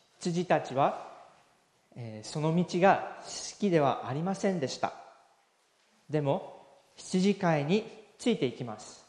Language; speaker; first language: Japanese; non-native, fluent; English